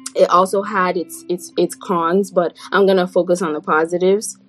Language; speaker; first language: English; non-native, fluent; French